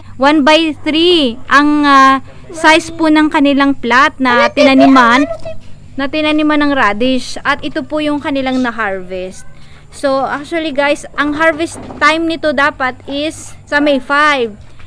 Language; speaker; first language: Filipino; native; Filipino